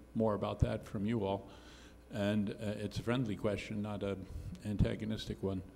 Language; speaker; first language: English; native; English